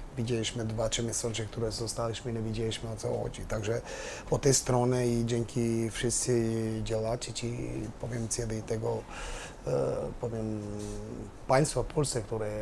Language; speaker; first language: Polish; non-native, learner; Albanian